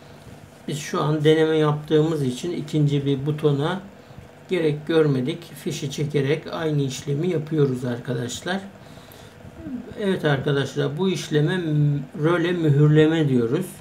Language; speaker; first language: Turkish; native; Turkish